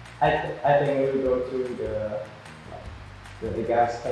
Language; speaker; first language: English; non-native, learner; Vietnamese